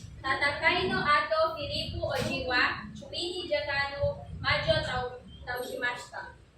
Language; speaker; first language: Japanese; non-native, learner; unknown